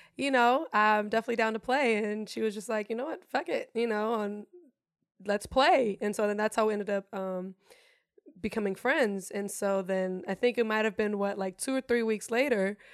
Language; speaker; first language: English; non-native, fluent; German